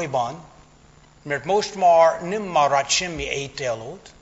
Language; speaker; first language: Hungarian; non-native, fluent; English